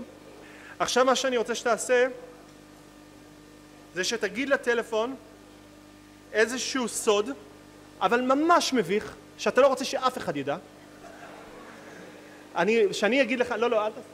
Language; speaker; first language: Hebrew; native; Hebrew